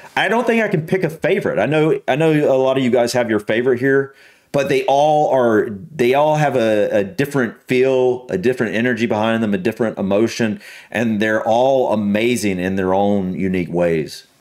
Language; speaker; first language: English; native; English